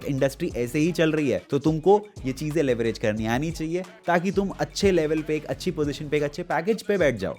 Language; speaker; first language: Hindi; native; Hindi